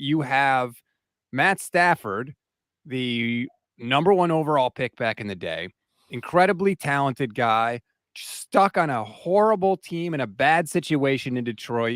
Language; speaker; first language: English; native; English